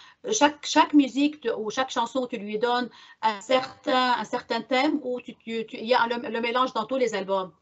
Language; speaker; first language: French; non-native, local second language; Arabic